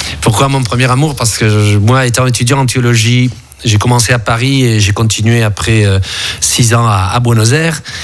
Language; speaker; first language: French; early bilingual, other home language; Spanish